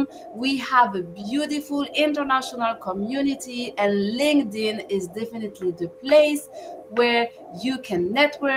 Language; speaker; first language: English; non-native, fluent; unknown